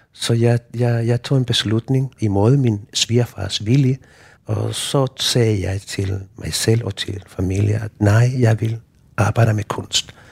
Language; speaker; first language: Danish; non-native, fluent; Spanish